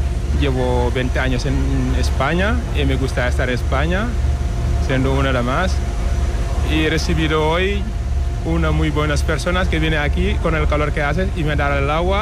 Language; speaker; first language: Spanish; non-native, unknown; Wolof